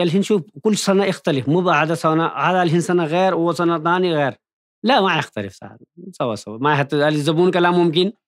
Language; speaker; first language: Arabic; non-native, learner; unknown